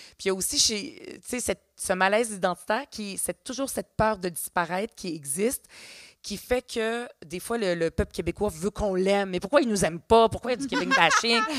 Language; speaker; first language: French; early bilingual, other home language; Arabic